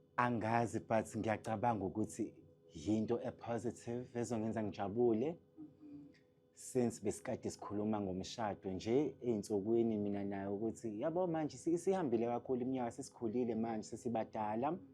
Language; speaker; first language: Zulu; native; Zulu